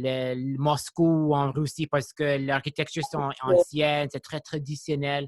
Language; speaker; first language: French; non-native, local second language; English